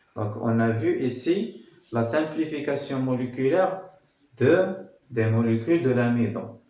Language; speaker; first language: French; non-native, local second language; Arabic